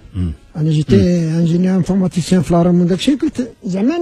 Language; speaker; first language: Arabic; native; Arabic